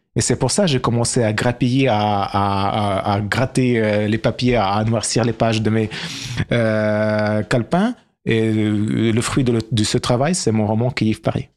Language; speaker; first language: French; non-native, fluent; Ukrainian